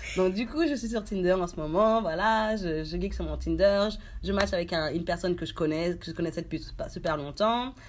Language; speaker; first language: French; early bilingual, other home language; Haitian Creole